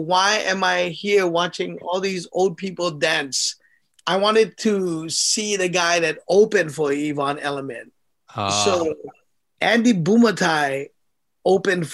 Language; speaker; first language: English; native; English